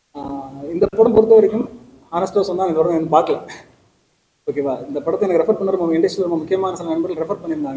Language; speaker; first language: Tamil; native; Tamil